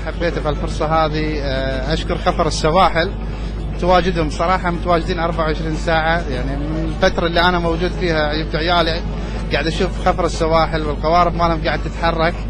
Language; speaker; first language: Arabic; native; Arabic